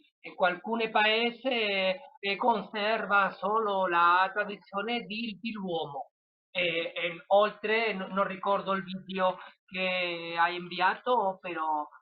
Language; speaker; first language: Italian; non-native, learner; Spanish